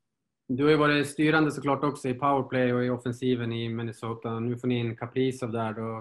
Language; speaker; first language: Swedish; native; Swedish